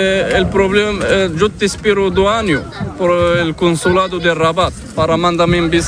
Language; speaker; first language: Spanish; non-native, learner; Arabic